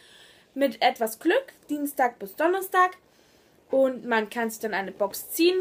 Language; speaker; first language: German; native; German